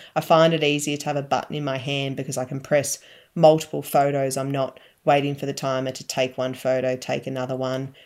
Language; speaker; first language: English; native; English